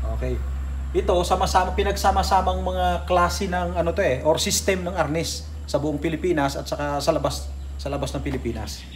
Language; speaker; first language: Filipino; non-native, local second language; Hiligaynon